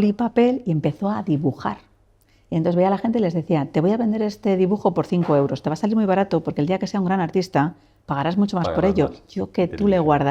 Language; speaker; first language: Spanish; native; Spanish